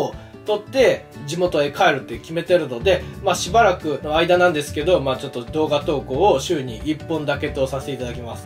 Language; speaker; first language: Japanese; native; Japanese